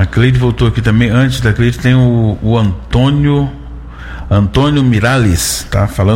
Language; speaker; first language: Portuguese; native; Portuguese